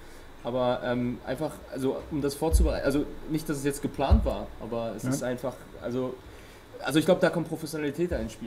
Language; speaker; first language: German; native; German